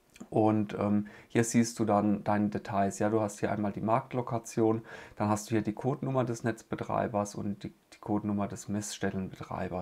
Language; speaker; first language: German; native; German